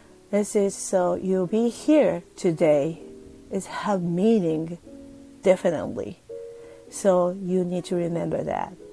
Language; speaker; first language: English; non-native, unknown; Japanese